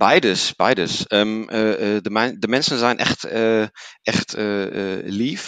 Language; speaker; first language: Dutch; non-native, learner; German